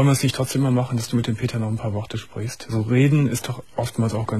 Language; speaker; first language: German; native; German